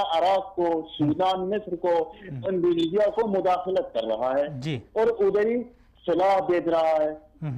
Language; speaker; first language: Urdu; non-native, learner; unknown